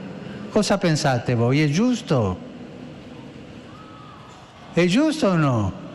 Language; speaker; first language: Italian; non-native, fluent; Spanish